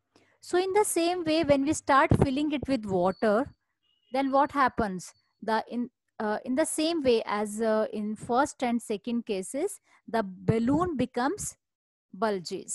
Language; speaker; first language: English; non-native, local second language; Hindi